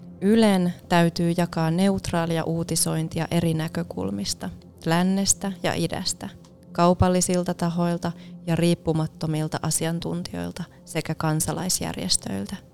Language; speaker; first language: Finnish; native; Finnish